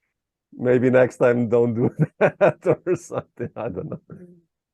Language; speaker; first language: English; non-native, fluent; Slovenian